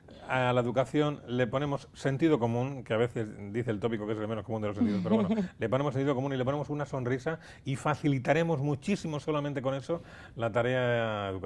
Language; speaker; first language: Spanish; native; Spanish